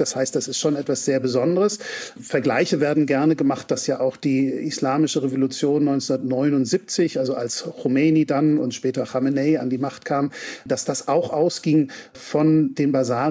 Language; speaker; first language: German; native; German